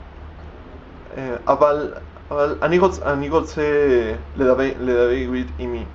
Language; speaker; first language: Hebrew; non-native, learner; Spanish